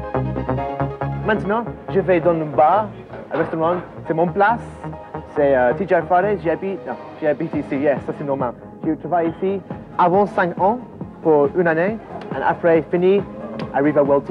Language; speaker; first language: French; non-native, learner; English